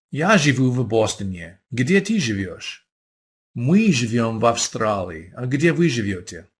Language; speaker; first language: Russian; non-native, fluent; English